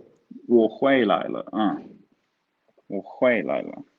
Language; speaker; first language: Chinese; non-native, learner; Swedish